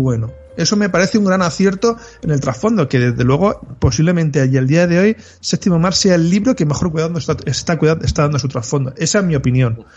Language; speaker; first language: Spanish; native; Spanish